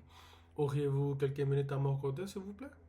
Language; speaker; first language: French; non-native, learner; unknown